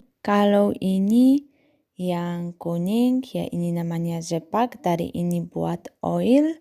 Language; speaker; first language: Indonesian; non-native, fluent; Polish